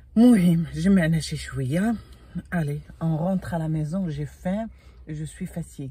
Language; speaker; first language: French; non-native, local second language; Arabic